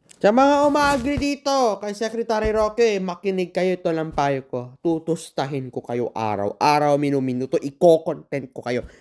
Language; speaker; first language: Filipino; non-native, local second language; Iloko